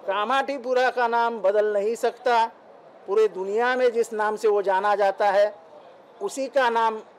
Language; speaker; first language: Hindi; non-native, local second language; Marathi